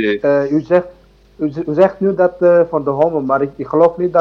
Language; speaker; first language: Dutch; non-native, learner; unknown